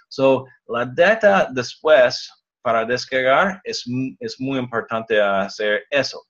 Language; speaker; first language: Spanish; non-native, learner; English